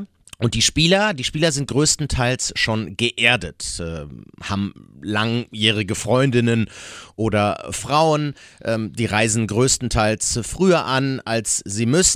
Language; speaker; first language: German; native; German